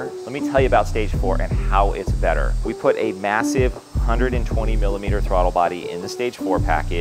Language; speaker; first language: English; native; English